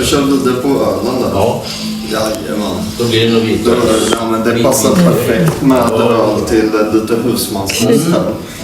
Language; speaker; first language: Swedish; native; Swedish